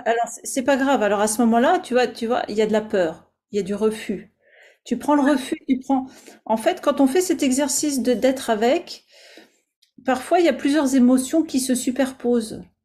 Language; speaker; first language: French; native; French